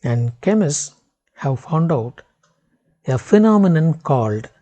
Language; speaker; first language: English; non-native, local second language; Tamil